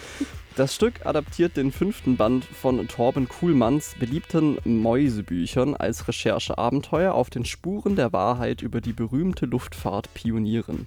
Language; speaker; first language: German; native; German